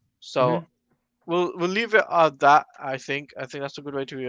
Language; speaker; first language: English; native; English